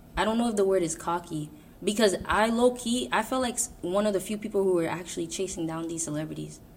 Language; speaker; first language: English; native; English